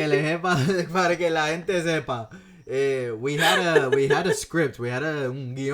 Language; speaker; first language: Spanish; non-native, fluent; English